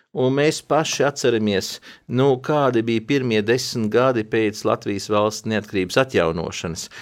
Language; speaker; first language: Latvian; native; Latvian